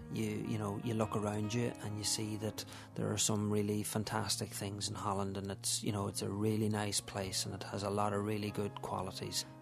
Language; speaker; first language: English; native; English